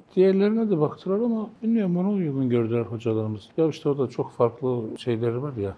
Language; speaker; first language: Turkish; native; Turkish